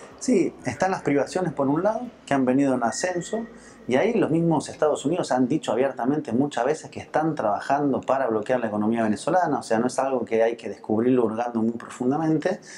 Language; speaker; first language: Spanish; early bilingual, heritage; Spanish